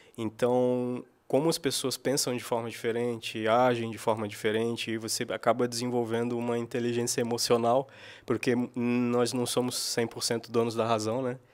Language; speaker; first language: Portuguese; native; Portuguese